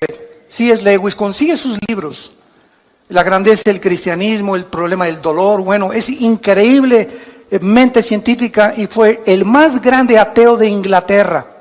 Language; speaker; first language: Spanish; native; Spanish